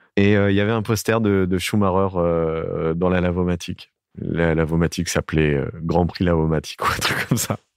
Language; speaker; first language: French; native; French